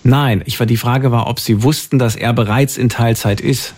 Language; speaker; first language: German; native; German